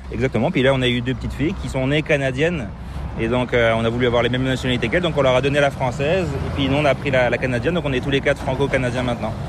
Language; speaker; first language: French; native; French